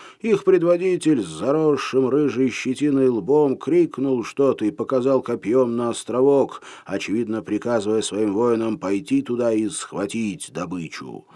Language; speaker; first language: Russian; native; Russian